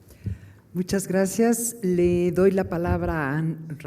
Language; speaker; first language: Spanish; native; Spanish